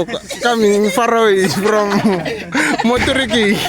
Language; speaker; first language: English; non-native, local second language; Fijian